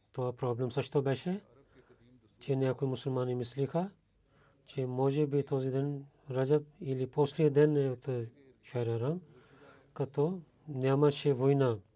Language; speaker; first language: Bulgarian; non-native, learner; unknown